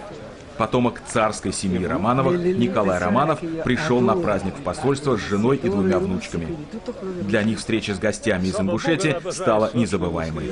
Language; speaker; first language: Russian; native; Russian